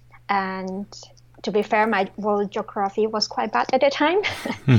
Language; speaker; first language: English; non-native, local second language; Chinese